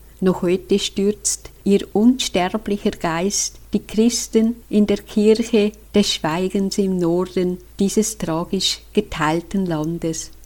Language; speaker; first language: German; native; German